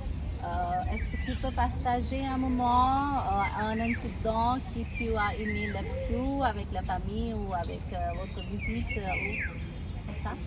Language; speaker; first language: French; non-native, learner; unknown